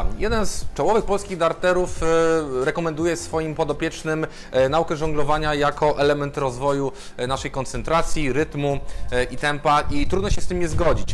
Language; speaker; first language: Polish; native; Polish